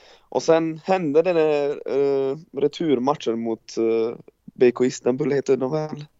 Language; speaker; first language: Swedish; non-native, fluent; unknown